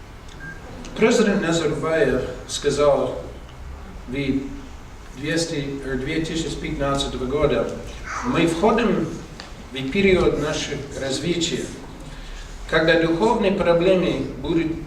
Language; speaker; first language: Russian; non-native, learner; English